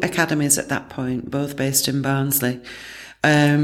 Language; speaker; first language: English; native; English